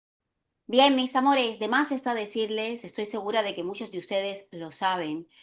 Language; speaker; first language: Spanish; native; Spanish